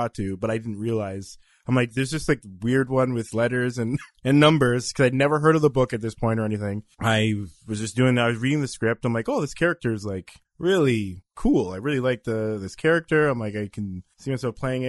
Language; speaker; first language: English; native; English